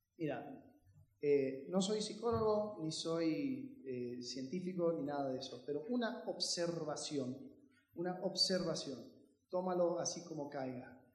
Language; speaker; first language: Spanish; early bilingual, heritage; Spanish